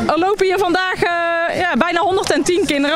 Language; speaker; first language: Dutch; native; Dutch